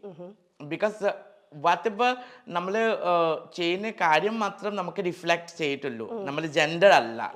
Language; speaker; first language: Malayalam; non-native, learner; Assamese